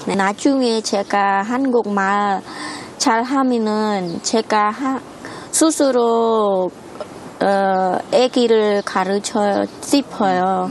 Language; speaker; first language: Korean; non-native, learner; Khmer